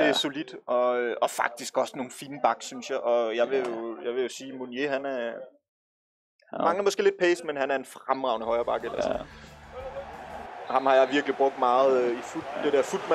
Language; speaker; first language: Danish; native; Danish